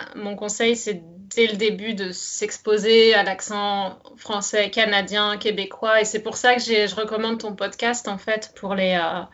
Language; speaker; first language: French; native; French